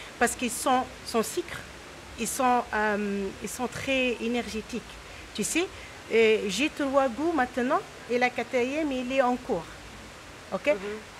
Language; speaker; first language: French; non-native, local second language; Arabic